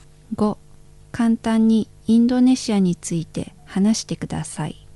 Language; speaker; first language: Japanese; non-native, fluent; Indonesian